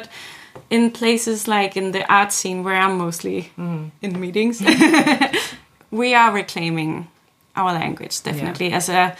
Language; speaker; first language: English; non-native, fluent; Kalaallisut